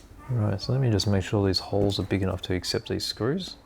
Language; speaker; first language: English; native; English